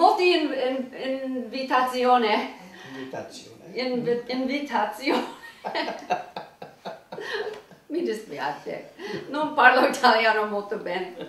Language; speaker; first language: Italian; non-native, learner; English